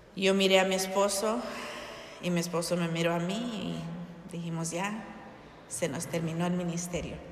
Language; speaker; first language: Spanish; early bilingual, heritage; Spanish